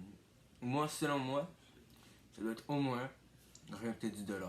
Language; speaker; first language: French; native; French